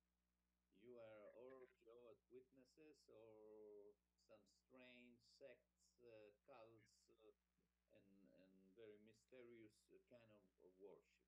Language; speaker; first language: English; non-native, fluent; Italian